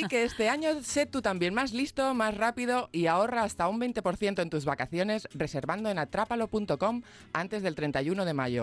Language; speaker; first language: Spanish; native; Spanish